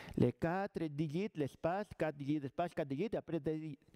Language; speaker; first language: French; non-native, fluent; Spanish